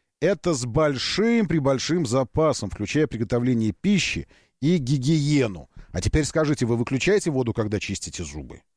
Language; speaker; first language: Russian; native; Russian